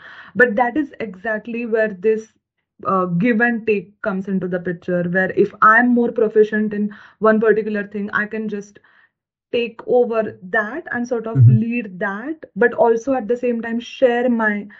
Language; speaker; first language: English; non-native, local second language; Marathi